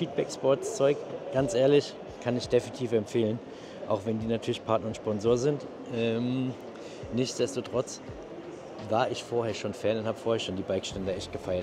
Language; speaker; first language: German; native; German